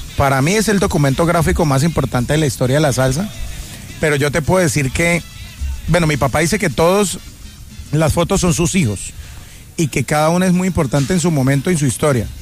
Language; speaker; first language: Spanish; native; Spanish